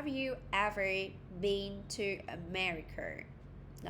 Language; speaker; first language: English; non-native, fluent; Vietnamese